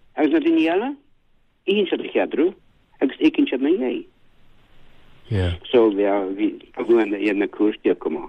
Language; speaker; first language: Irish; native; Irish